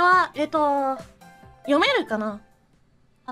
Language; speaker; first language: Japanese; non-native, learner; English